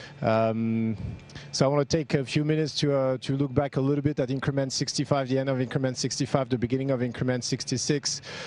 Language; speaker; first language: English; non-native, fluent; French